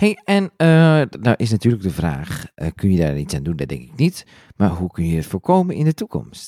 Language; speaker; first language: Dutch; native; Dutch